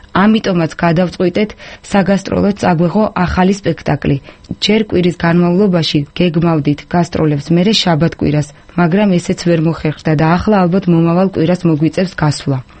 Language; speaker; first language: Georgian; non-native, local second language; Azerbaijani